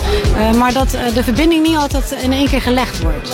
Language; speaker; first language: Dutch; native; Dutch